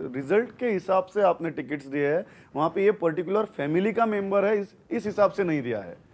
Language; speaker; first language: Hindi; non-native, local second language; Konkani